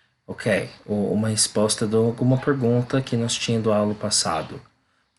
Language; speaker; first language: Portuguese; non-native, learner; English